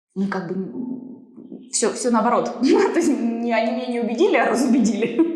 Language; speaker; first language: Russian; native; Russian